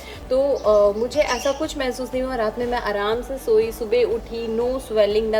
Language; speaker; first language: Hindi; native; Hindi